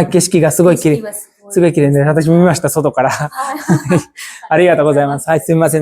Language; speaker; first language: Japanese; non-native, learner; Bangla